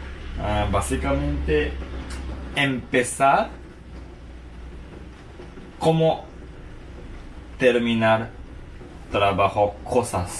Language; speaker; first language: Spanish; non-native, learner; Japanese